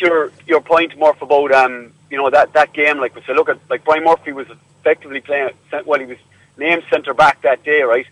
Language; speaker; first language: English; native; English